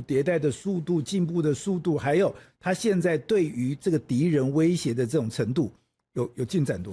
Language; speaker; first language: Chinese; native; Chinese